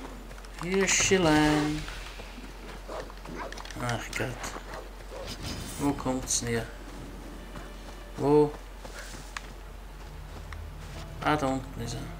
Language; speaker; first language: German; native; German